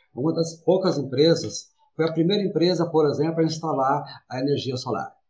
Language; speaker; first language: Portuguese; native; Portuguese